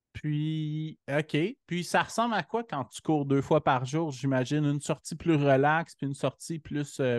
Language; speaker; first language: French; native; French